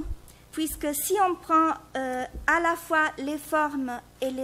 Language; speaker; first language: French; native; French